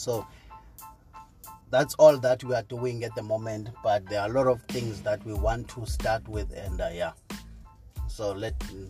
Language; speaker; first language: English; non-native, local second language; Xhosa